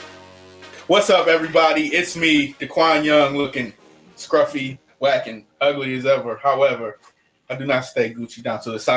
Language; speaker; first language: English; native; English